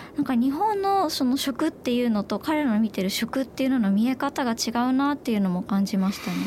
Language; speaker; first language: Japanese; native; Japanese